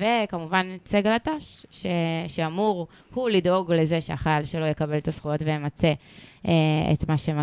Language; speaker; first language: Hebrew; native; Hebrew